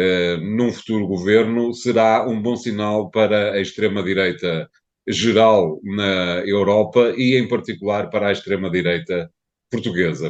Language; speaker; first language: Portuguese; native; Portuguese